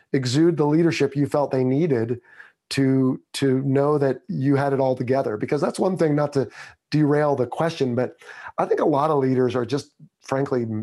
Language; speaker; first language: English; native; English